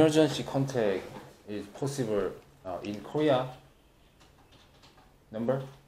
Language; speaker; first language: English; non-native, learner; Korean